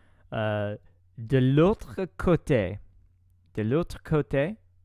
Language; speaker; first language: French; non-native, learner; English